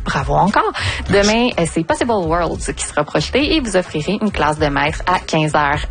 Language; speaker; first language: French; native; French